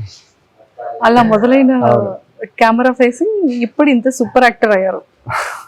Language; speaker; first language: Telugu; native; Telugu